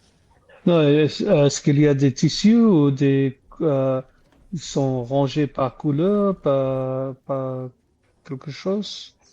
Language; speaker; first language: French; non-native, learner; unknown